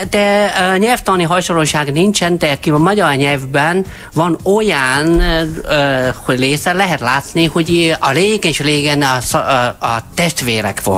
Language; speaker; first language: Hungarian; non-native, learner; Chinese